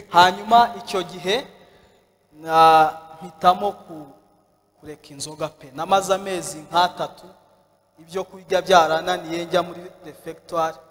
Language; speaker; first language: Kinyarwanda; native; Kinyarwanda